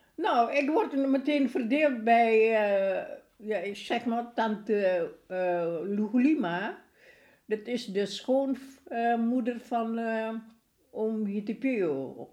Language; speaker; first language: Dutch; non-native, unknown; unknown